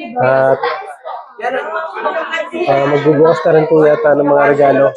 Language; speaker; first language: Filipino; native; Filipino